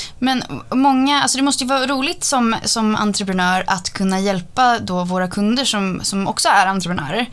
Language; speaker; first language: Swedish; native; Swedish